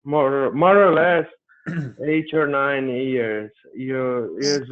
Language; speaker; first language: English; non-native, learner; Portuguese